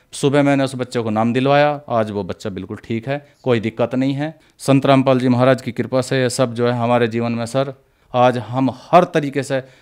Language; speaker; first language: Hindi; native; Hindi